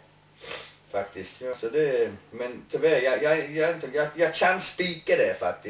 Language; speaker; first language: Swedish; non-native, learner; English